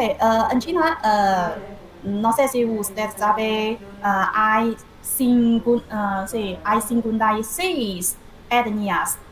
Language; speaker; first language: Spanish; non-native, fluent; Chinese